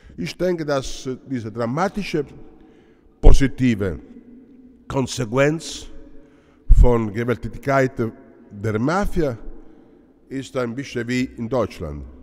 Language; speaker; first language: German; non-native, fluent; Italian